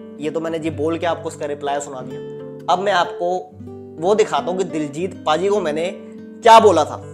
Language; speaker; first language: Hindi; non-native, local second language; Punjabi